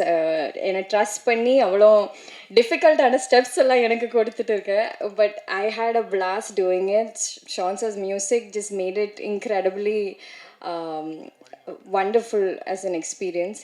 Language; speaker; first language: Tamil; non-native, learner; Malayalam